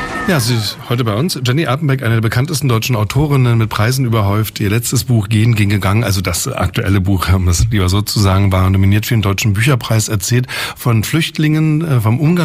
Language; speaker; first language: German; native; German